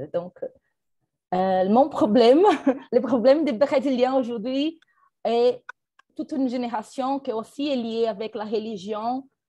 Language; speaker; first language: French; non-native, fluent; Portuguese